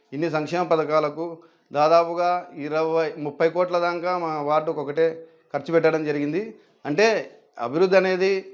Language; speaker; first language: Telugu; native; Telugu